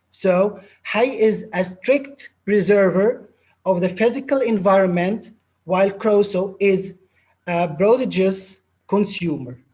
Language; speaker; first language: English; non-native, local second language; Arabic